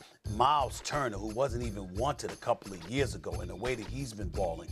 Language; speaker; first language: English; native; English